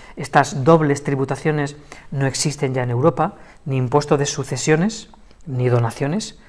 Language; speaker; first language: Spanish; native; Spanish